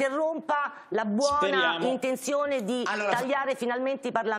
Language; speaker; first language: Italian; native; Italian